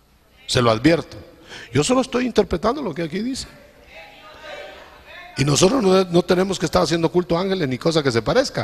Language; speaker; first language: Spanish; native; Spanish